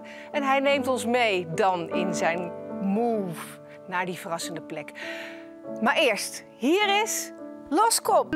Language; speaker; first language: Dutch; native; Dutch